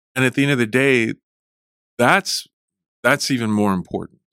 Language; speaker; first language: English; early bilingual, other home language; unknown